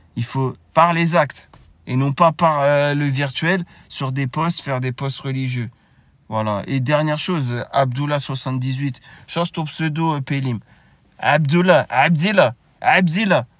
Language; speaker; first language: French; native; French